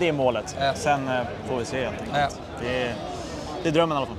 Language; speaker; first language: Swedish; native; Swedish